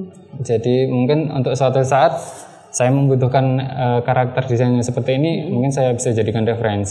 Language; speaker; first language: Indonesian; native; Indonesian